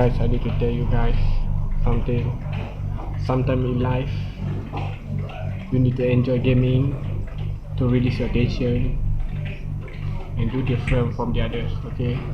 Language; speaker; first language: English; non-native, local second language; Malay